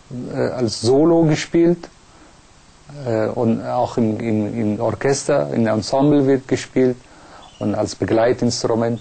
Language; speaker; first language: German; non-native, fluent; Persian